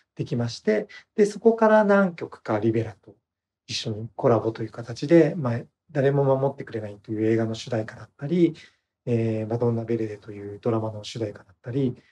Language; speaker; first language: Japanese; native; Japanese